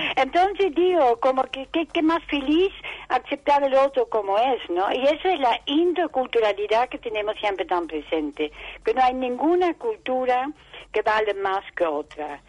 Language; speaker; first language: Spanish; non-native, fluent; Dutch